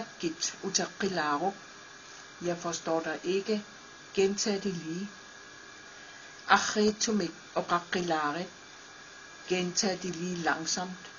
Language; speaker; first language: Danish; non-native, local second language; Kalaallisut